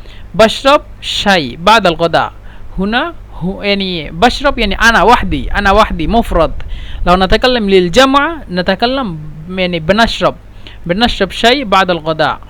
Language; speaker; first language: Arabic; non-native, fluent; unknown